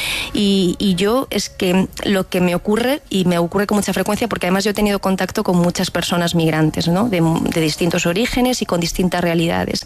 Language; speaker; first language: Spanish; native; Spanish